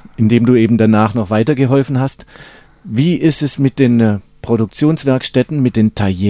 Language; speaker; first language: German; native; German